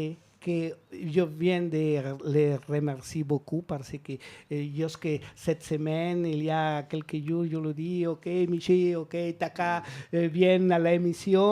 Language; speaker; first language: French; non-native, learner; Spanish